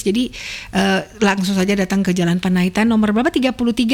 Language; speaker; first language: Indonesian; native; Indonesian